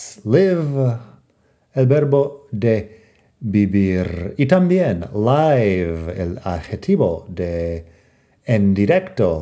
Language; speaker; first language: Spanish; non-native, fluent; English